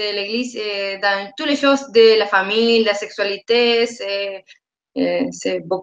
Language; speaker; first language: French; non-native, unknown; Spanish